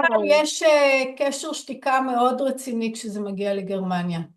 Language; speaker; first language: Hebrew; native; Hebrew